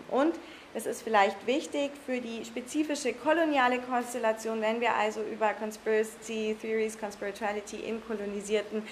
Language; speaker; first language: German; non-native, fluent; English